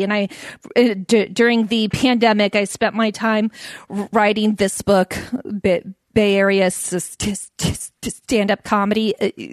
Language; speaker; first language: English; native; English